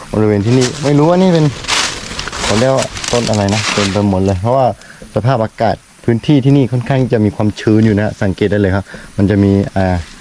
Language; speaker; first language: Thai; non-native, local second language; Karen languages